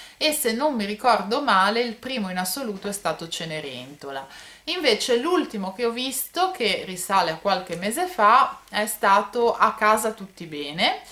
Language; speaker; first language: Italian; native; Italian